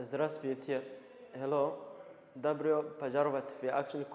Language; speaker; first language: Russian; non-native, learner; Kinyarwanda